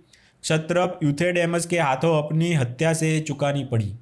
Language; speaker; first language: Hindi; non-native, local second language; Gujarati